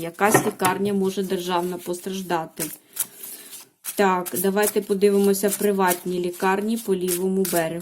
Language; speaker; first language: Ukrainian; native; Ukrainian